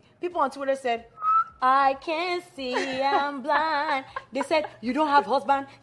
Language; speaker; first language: English; non-native, local second language; Yoruba